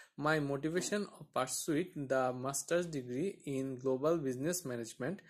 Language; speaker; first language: English; non-native, local second language; Bangla